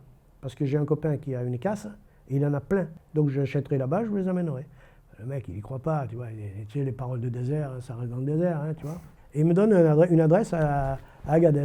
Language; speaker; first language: French; native; French